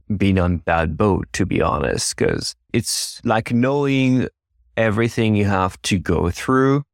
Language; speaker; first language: English; non-native, fluent; French